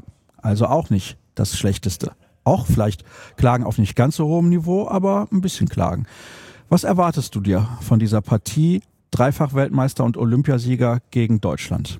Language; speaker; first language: German; native; German